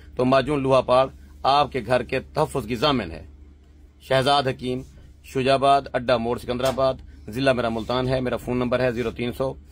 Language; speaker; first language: Urdu; non-native, local second language; Punjabi